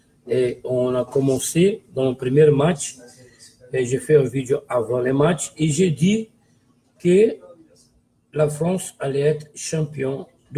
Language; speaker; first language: French; non-native, fluent; Portuguese